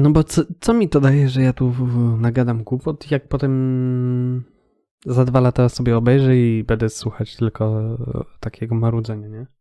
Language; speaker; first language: Polish; native; Polish